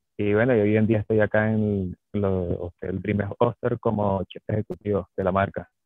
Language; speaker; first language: Spanish; native; Spanish